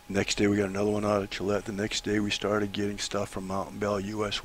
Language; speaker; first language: English; native; English